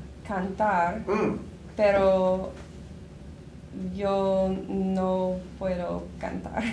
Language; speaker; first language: Spanish; non-native, learner; English